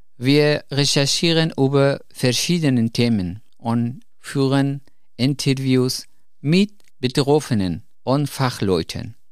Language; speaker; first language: German; non-native, fluent; Persian